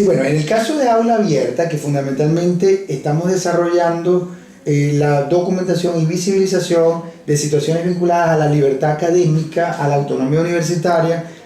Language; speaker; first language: Spanish; native; Spanish